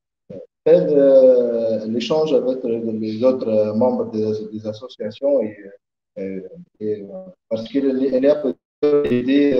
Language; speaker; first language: French; non-native, learner; Arabic